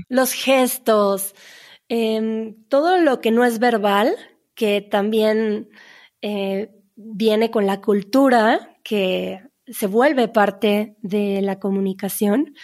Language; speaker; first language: Spanish; native; Spanish